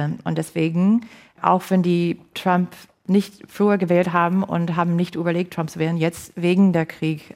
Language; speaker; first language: German; non-native, fluent; English